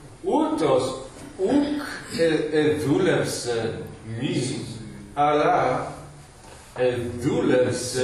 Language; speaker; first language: Greek; non-native, fluent; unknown